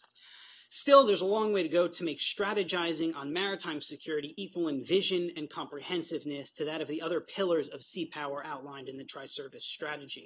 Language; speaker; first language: English; native; English